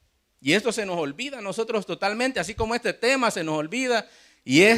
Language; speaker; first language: Spanish; native; Spanish